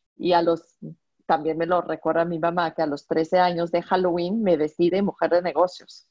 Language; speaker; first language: Spanish; non-native, fluent; French